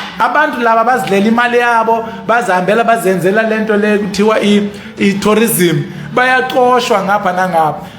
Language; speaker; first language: Zulu; early bilingual, other home language; Tsonga